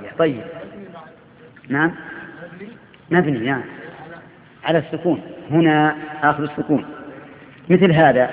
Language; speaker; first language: Arabic; native; Arabic